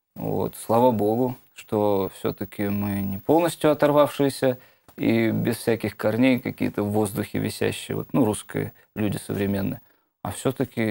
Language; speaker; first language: Russian; native; Russian